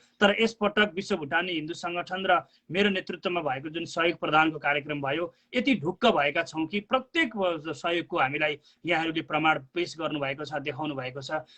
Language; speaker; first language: Nepali; native; Nepali